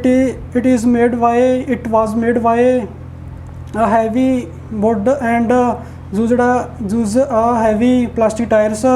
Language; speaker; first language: English; non-native, learner; Punjabi